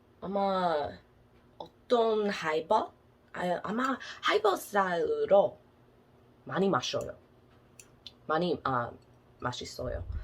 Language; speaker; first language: Korean; non-native, learner; English